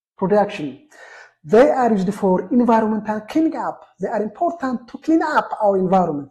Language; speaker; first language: English; non-native, local second language; Amharic